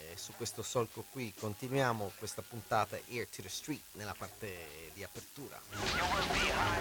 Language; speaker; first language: Italian; native; Italian